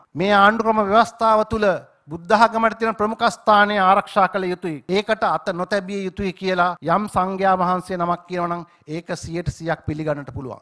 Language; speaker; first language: Sinhala; native; Sinhala